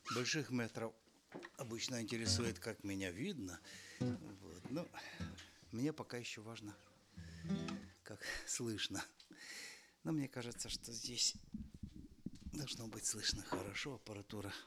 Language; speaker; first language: Russian; non-native, local second language; Ukrainian